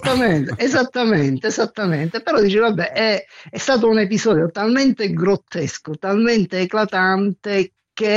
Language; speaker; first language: Italian; native; Italian